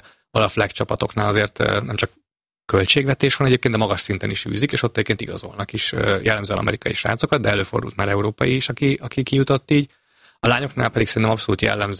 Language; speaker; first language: Hungarian; native; Hungarian